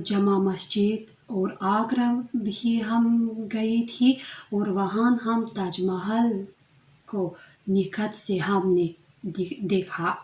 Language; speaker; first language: Hindi; non-native, fluent; Tajik